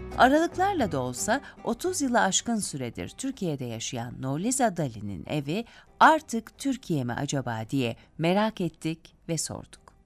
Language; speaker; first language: Turkish; native; Turkish